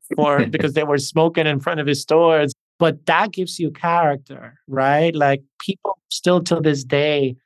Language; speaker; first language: English; early bilingual, other home language; Spanish